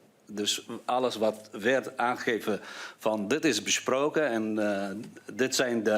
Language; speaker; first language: Dutch; non-native, fluent; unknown